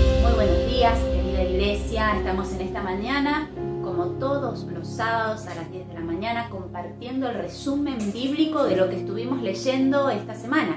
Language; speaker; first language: Spanish; native; Spanish